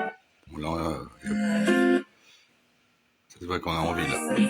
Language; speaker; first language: French; native; French